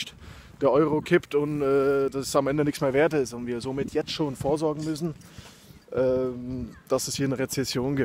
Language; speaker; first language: German; native; German